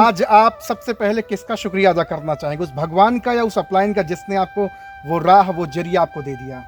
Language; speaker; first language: Hindi; native; Hindi